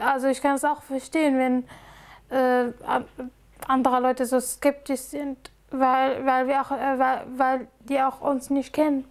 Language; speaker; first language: German; non-native, fluent; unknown